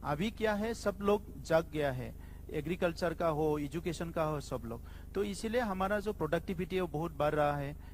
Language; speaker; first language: Hindi; non-native, local second language; Bodo